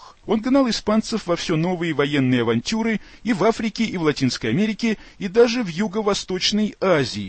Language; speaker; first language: Russian; native; Russian